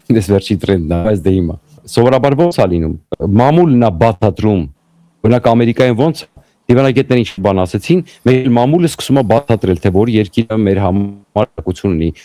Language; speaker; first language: Armenian; native; Armenian